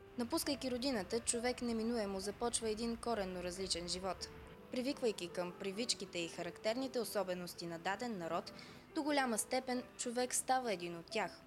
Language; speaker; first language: Bulgarian; native; Bulgarian